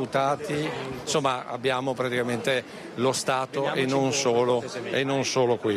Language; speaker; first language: Italian; native; Italian